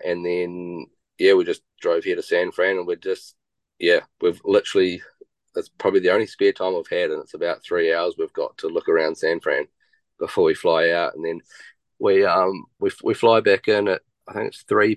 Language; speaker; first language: English; native; English